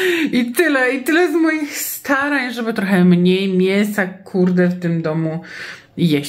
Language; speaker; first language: Polish; native; Polish